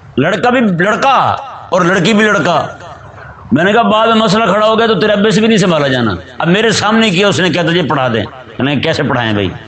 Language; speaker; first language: Urdu; non-native, local second language; Punjabi